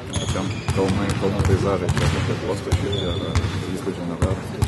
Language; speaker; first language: Lithuanian; native; Lithuanian